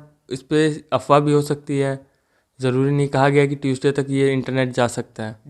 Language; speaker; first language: Hindi; native; Hindi